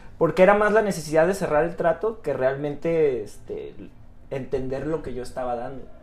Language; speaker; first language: Spanish; native; Spanish